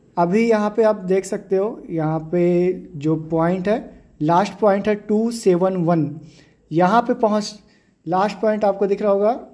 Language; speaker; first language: Hindi; native; Hindi